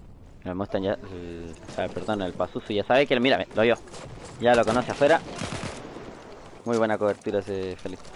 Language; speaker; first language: Spanish; native; Spanish